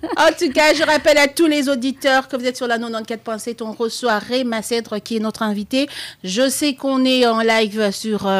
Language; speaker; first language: French; non-native, local second language; Lingala